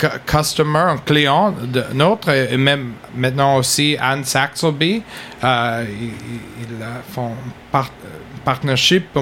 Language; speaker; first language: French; non-native, learner; English